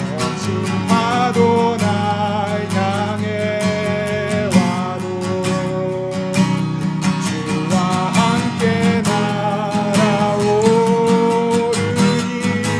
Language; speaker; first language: Korean; native; Korean